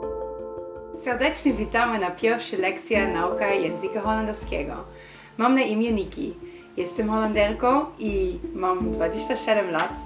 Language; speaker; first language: Polish; non-native, learner; Dutch